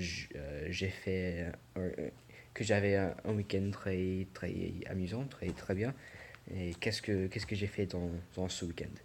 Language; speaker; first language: French; non-native, learner; English